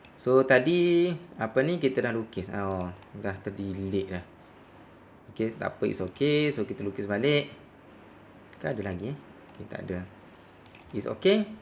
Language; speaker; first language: Malay; native; Malay